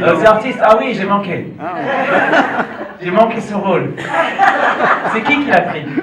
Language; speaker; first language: French; non-native, fluent; English